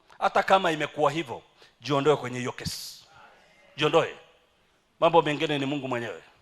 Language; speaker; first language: Swahili; native; Swahili